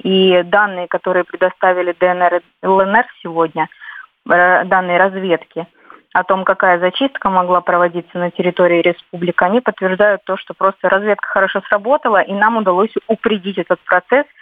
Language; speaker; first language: Russian; native; Russian